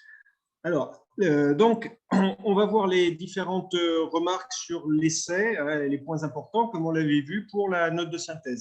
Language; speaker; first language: French; native; French